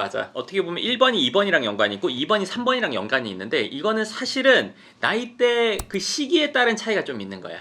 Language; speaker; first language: Korean; native; Korean